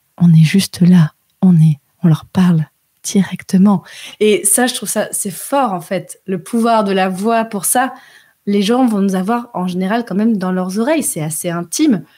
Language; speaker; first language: French; early bilingual, heritage; French